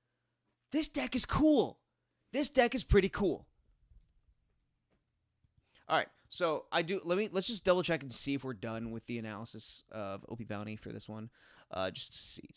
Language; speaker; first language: English; native; English